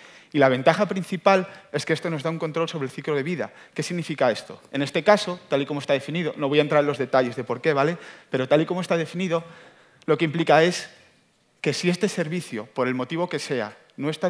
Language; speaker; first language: Spanish; native; Spanish